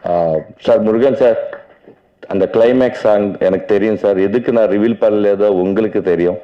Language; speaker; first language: Tamil; non-native, learner; Telugu